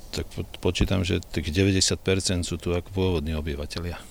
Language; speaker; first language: Slovak; non-native, local second language; Croatian